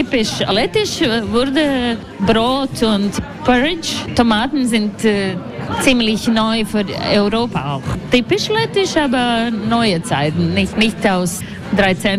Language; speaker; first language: German; non-native, fluent; Latvian